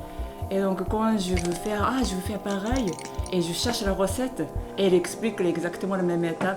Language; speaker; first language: French; non-native, fluent; Japanese